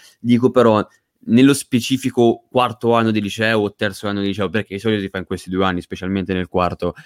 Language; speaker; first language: Italian; native; Italian